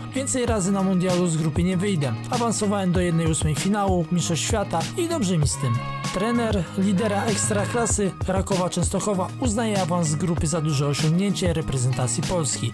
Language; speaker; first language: Polish; native; Polish